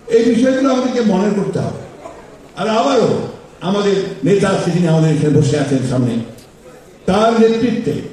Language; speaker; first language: Bangla; native; Bangla